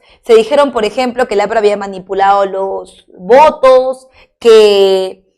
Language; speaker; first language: Spanish; native; Spanish